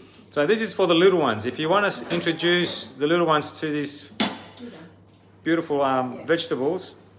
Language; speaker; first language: English; early bilingual, other home language; Italian